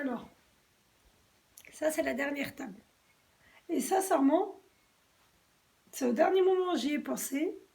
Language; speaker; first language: French; native; French